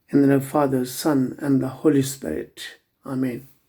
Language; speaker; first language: English; non-native, local second language; Punjabi